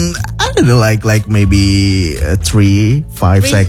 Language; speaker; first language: English; non-native, fluent; Indonesian